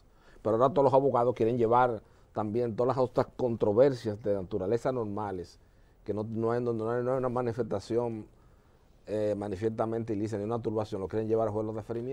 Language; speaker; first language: Spanish; native; Spanish